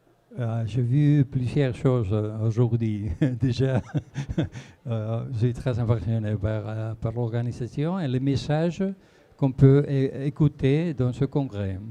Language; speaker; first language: French; non-native, fluent; Spanish